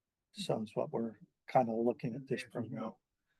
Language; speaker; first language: English; native; English